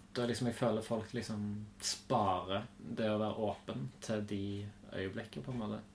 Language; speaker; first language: Norwegian; native; Norwegian